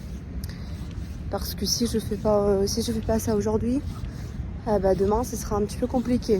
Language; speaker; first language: French; non-native, fluent; Russian